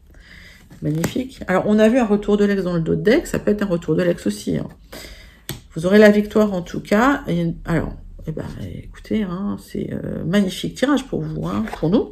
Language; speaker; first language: French; native; French